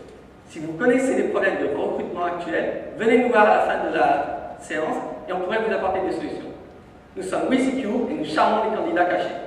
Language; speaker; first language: French; native; French